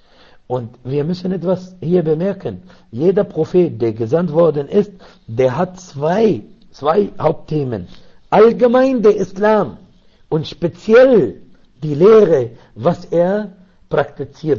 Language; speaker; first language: German; non-native, learner; Arabic